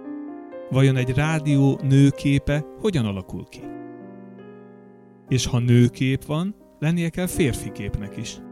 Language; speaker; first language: Hungarian; native; Hungarian